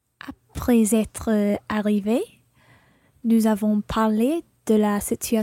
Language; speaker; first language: French; non-native, learner; English